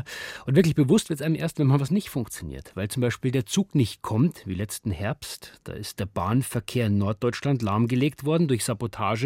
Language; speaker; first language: German; native; German